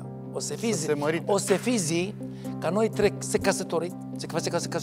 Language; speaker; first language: Romanian; non-native, fluent; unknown